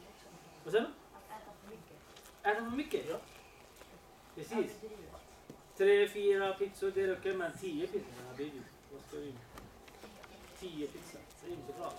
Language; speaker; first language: Swedish; non-native, learner; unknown